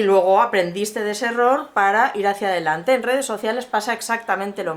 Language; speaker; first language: Spanish; native; Spanish